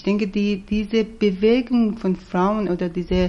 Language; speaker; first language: German; non-native, fluent; Persian